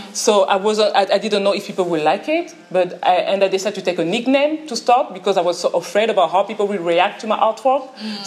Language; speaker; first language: English; non-native, fluent; French